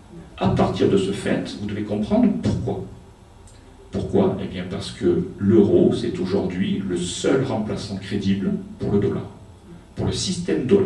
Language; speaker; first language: French; native; French